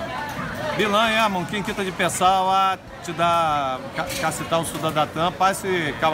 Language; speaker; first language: Indonesian; non-native, learner; Portuguese